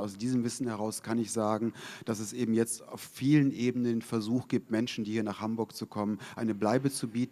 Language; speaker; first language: German; native; German